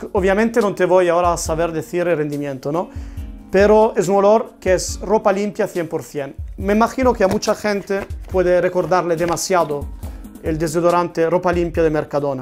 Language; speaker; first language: Spanish; non-native, fluent; Italian